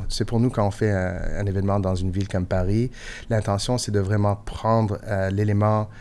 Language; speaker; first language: French; non-native, fluent; English